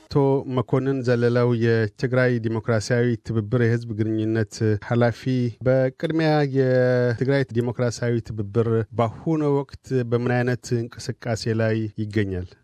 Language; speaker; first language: Amharic; native; Amharic